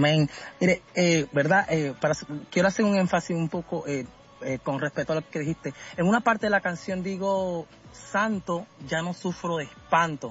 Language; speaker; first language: Spanish; native; Spanish